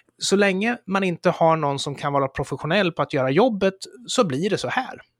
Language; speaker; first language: Swedish; native; Swedish